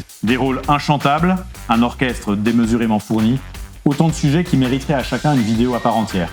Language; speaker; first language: French; native; French